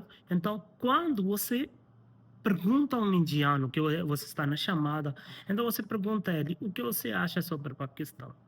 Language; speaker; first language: Portuguese; non-native, learner; Hindi